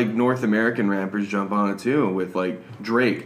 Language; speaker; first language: English; native; English